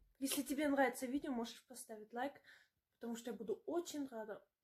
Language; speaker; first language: Russian; non-native, learner; German